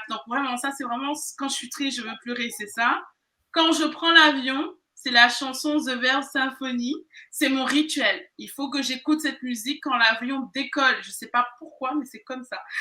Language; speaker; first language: French; native; French